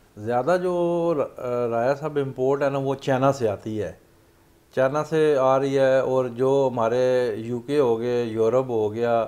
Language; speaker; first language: Urdu; non-native, local second language; Punjabi